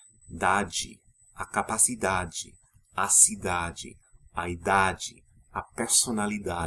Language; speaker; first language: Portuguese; non-native, fluent; English